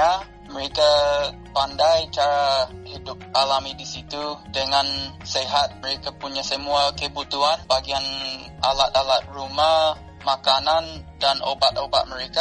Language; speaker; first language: Indonesian; non-native, fluent; English